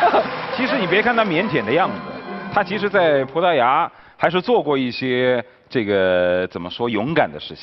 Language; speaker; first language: Chinese; native; Chinese